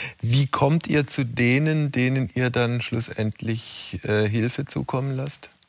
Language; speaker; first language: German; native; German